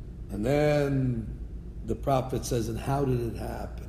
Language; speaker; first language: English; native; English